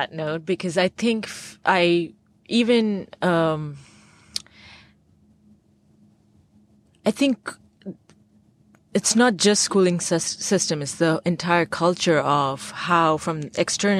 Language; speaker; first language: English; non-native, local second language; Bangla